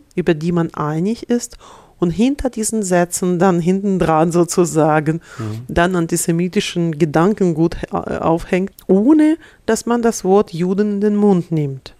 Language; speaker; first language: German; non-native, fluent; Ukrainian